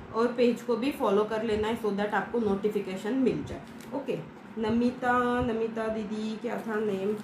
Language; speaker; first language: Hindi; non-native, local second language; Marathi